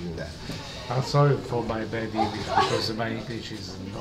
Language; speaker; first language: English; non-native, learner; Italian